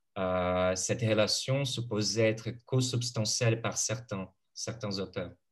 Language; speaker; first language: French; non-native, fluent; Portuguese